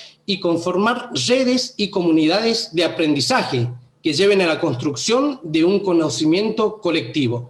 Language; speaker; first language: Spanish; native; Spanish